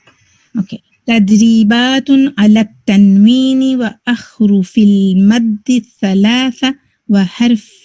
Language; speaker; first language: Arabic; non-native, learner; Urdu